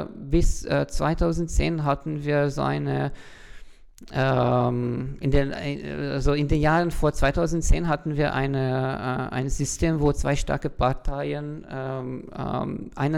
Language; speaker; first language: German; non-native, fluent; Hungarian